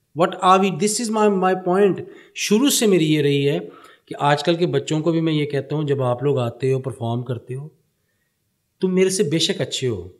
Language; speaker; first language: Urdu; early bilingual, heritage; Punjabi